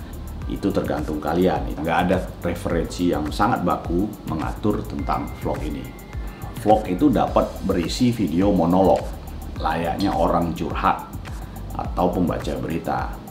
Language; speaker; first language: Indonesian; native; Indonesian